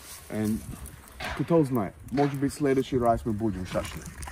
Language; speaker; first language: Russian; non-native, learner; English